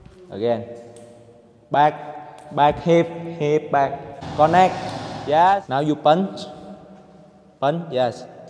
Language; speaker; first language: English; non-native, learner; Vietnamese